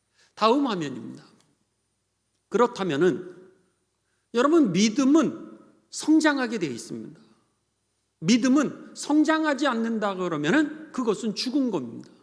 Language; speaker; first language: Korean; native; Korean